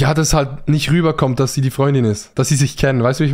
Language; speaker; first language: German; native; German